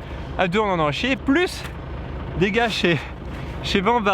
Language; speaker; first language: French; native; French